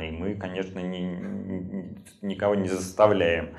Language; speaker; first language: Russian; native; Russian